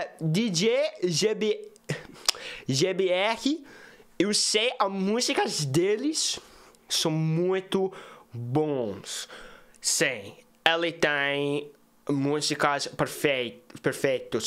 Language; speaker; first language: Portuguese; non-native, learner; English